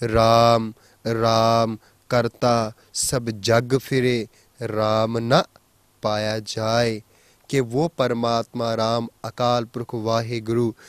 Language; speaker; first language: Hindi; non-native, local second language; Punjabi